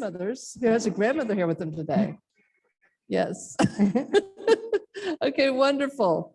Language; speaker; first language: English; native; English